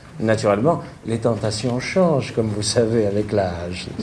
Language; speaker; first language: French; native; French